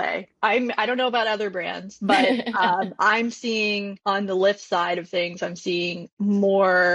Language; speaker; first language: English; native; English